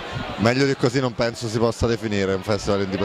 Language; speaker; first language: Italian; native; Italian